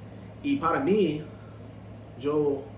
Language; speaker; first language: Spanish; non-native, learner; English